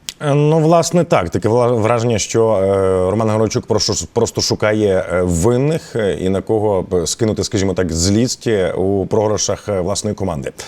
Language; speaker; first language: Ukrainian; native; Ukrainian